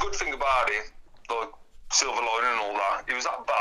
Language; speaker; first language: English; native; English